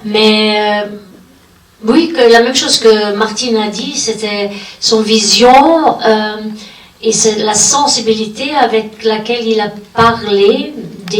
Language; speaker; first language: French; non-native, fluent; German